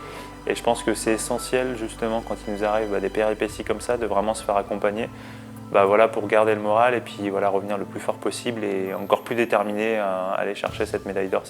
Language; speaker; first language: French; native; French